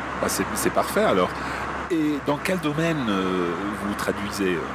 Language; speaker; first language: French; non-native, fluent; English